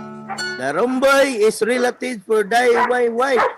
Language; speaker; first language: English; non-native, learner; Cebuano